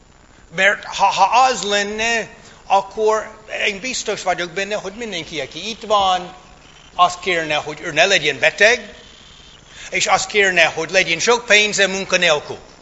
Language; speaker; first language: Hungarian; non-native, fluent; English